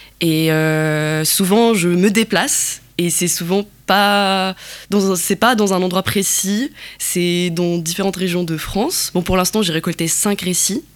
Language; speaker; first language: French; non-native, local second language; Kabyle